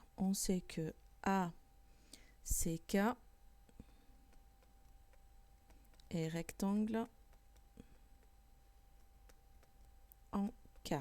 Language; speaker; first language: French; native; French